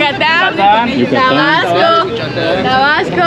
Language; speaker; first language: Spanish; native; Spanish